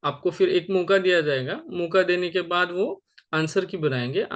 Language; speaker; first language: Hindi; non-native, local second language; Marathi